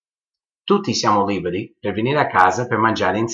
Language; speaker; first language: Italian; early bilingual, heritage; English